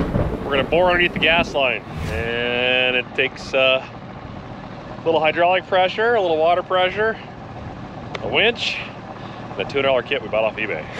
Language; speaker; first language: English; native; English